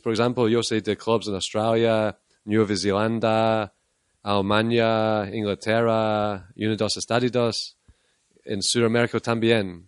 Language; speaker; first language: Spanish; non-native, learner; English